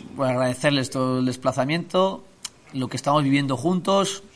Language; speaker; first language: Spanish; native; Spanish